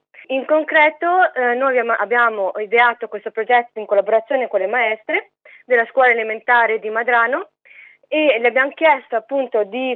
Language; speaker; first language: Italian; native; Italian